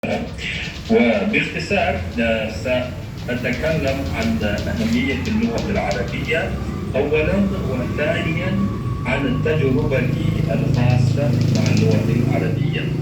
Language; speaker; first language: Arabic; non-native, fluent; Chechen